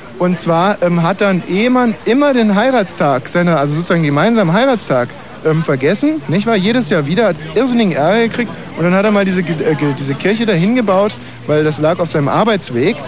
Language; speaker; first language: German; native; German